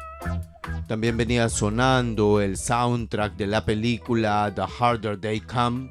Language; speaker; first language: Spanish; native; Spanish